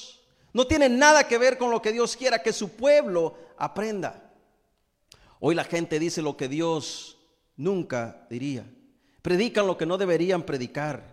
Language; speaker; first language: Spanish; native; Spanish